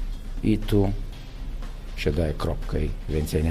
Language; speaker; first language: Polish; non-native, learner; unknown